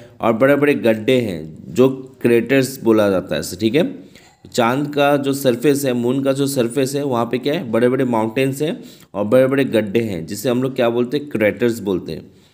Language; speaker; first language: Hindi; non-native, local second language; Bangla